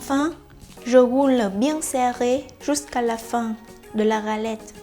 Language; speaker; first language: French; non-native, fluent; Vietnamese